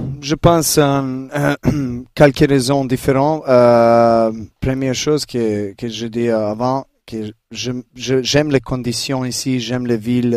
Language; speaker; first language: French; non-native, learner; Serbian